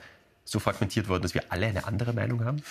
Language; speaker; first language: German; native; German